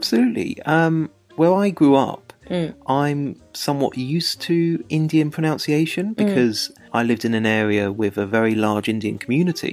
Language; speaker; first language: English; native; English